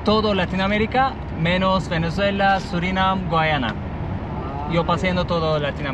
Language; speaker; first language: Spanish; non-native, learner; Turkish